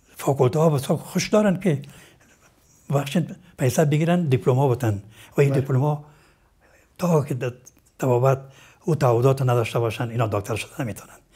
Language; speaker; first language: Persian; native; Persian